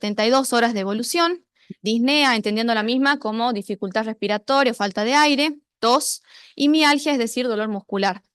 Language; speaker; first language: Spanish; native; Spanish